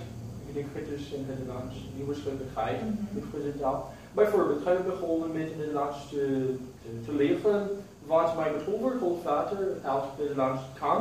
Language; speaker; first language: Dutch; non-native, learner; Portuguese